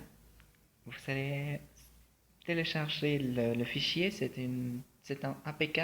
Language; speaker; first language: French; non-native, fluent; Spanish